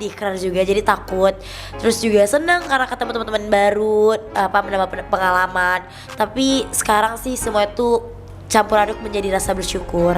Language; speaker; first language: Indonesian; native; Indonesian